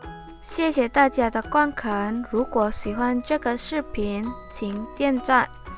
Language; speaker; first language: Chinese; non-native, learner; Indonesian